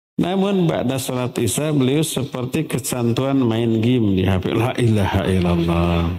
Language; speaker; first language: Indonesian; native; Indonesian